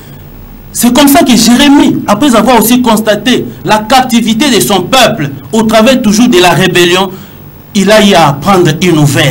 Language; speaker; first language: French; non-native, local second language; Lingala